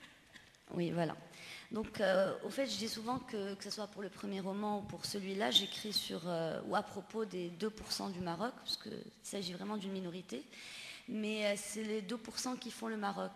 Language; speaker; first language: French; non-native, local second language; Arabic